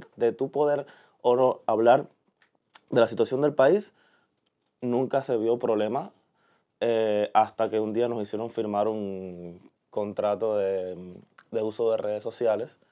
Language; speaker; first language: Spanish; native; Spanish